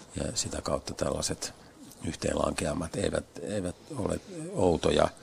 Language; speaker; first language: Finnish; native; Finnish